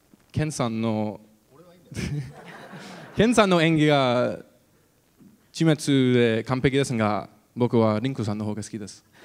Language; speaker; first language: Japanese; non-native, learner; English